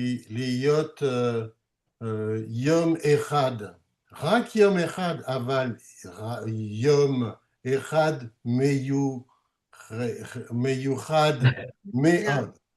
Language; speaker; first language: Hebrew; non-native, learner; French